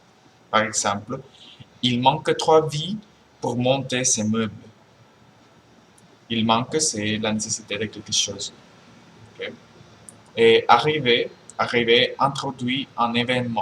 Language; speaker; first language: French; non-native, learner; Spanish